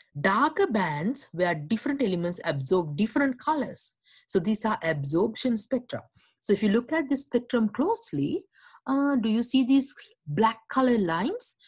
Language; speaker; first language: English; non-native, local second language; Sinhala